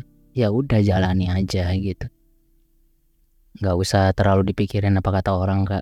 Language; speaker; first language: Indonesian; native; Indonesian